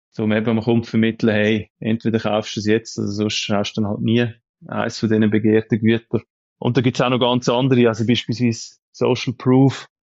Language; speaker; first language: German; native; German